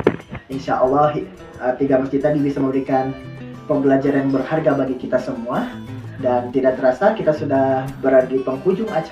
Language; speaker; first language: Indonesian; native; Indonesian